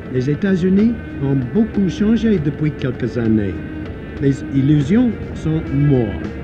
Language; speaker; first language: French; non-native, fluent; English